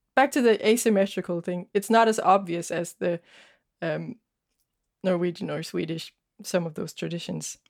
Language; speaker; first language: English; non-native, fluent; Danish